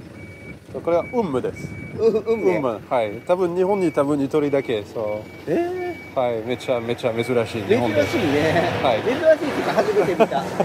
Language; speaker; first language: Japanese; non-native, learner; French